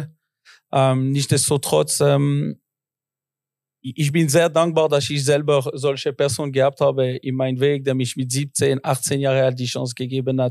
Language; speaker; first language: German; non-native, local second language; French